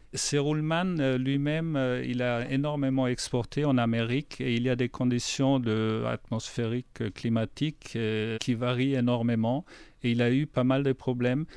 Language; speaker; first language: French; non-native, fluent; German